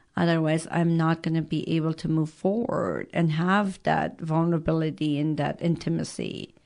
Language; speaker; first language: English; early bilingual, other home language; Persian